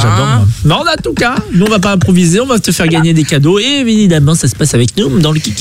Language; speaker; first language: French; native; French